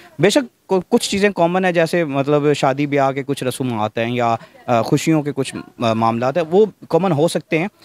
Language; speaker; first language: Urdu; native; Urdu